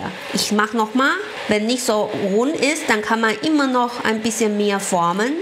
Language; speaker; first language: German; non-native, learner; Chinese